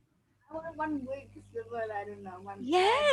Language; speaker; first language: English; non-native, learner; Vietnamese